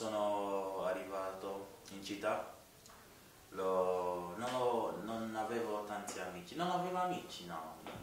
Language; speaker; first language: Italian; non-native, learner; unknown